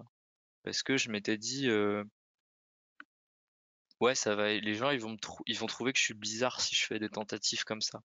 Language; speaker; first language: French; native; French